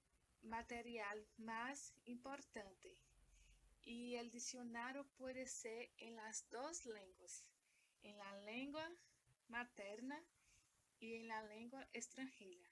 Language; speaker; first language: Spanish; non-native, learner; Portuguese